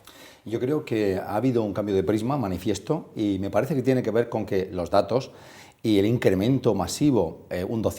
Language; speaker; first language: Spanish; native; Spanish